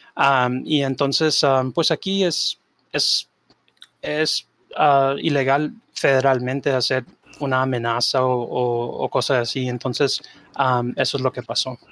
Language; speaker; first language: Spanish; early bilingual, heritage; Spanish